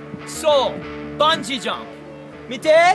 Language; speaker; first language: Japanese; non-native, learner; English